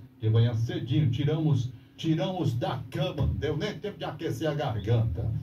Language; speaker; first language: Portuguese; native; Portuguese